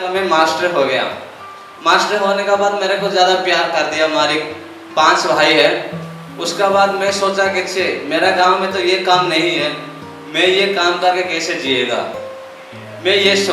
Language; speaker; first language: Hindi; non-native, local second language; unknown